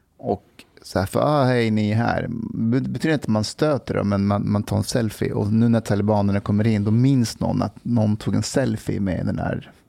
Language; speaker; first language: Swedish; early bilingual, other home language; Persian